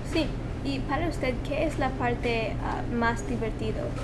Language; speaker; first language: Spanish; non-native, learner; English